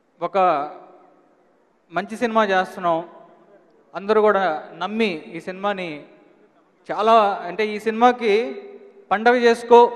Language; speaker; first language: Telugu; native; Telugu